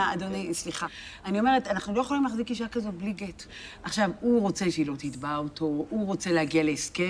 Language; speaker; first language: Hebrew; native; Hebrew